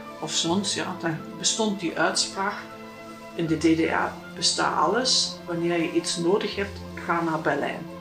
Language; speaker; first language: Dutch; non-native, fluent; German